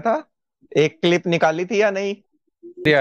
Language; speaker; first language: Hindi; native; Hindi